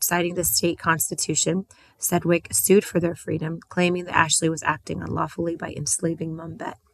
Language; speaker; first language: English; native; English